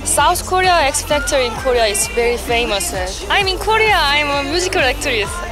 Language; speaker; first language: English; non-native, learner; Korean